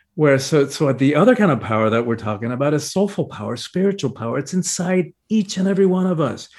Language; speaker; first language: English; early bilingual, other home language; Spanish